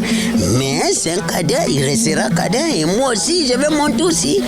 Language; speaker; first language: French; non-native, local second language; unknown